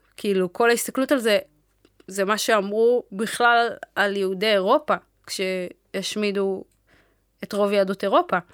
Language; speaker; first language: Hebrew; early bilingual, other home language; Amharic